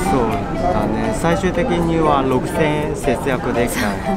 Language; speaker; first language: Japanese; non-native, fluent; Chinese